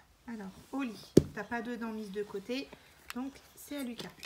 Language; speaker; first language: French; native; French